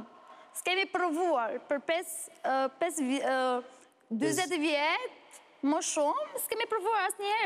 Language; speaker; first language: Albanian; non-native, learner; Arabic